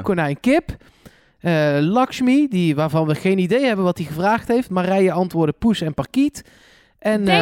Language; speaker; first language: Dutch; native; Dutch